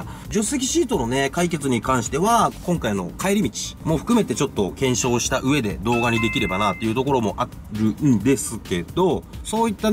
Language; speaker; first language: Japanese; native; Japanese